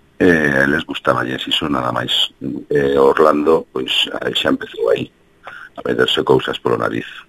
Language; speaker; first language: Galician; early bilingual, heritage; Galician